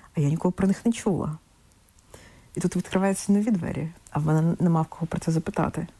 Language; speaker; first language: Ukrainian; non-native, local second language; Russian